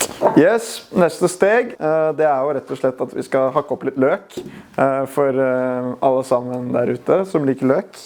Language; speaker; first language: Norwegian; native; Norwegian